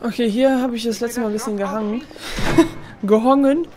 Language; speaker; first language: German; native; German